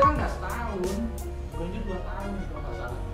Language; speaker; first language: Indonesian; native; Indonesian